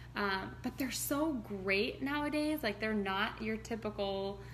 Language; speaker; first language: English; native; English